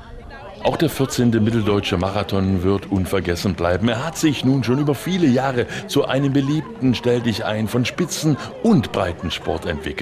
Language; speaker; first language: German; native; German